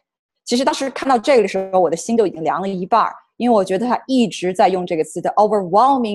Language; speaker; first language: Chinese; native; Chinese